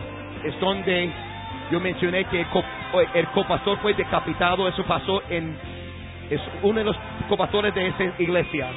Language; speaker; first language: Spanish; non-native, fluent; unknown